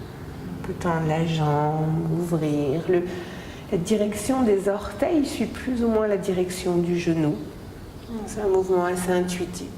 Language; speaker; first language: French; native; French